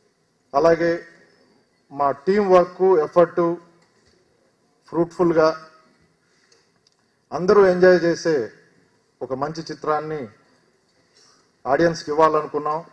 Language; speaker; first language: Telugu; native; Telugu